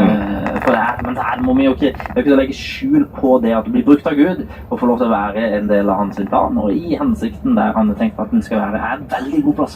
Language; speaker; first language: Norwegian; native; Norwegian